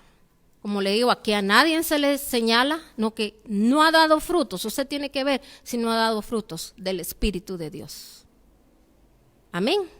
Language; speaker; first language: Spanish; native; Spanish